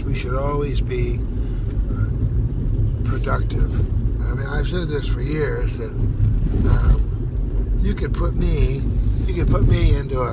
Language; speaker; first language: English; native; English